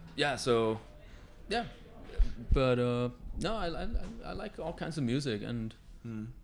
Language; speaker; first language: English; non-native, fluent; Spanish